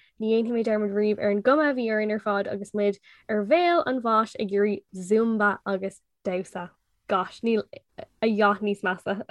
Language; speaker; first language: Irish; non-native, local second language; English